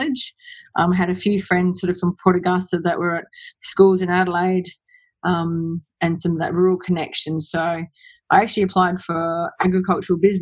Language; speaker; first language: English; native; English